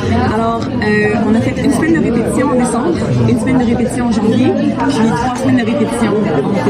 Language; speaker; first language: French; native; French